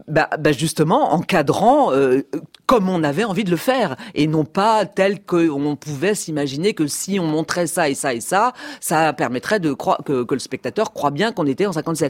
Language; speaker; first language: French; native; French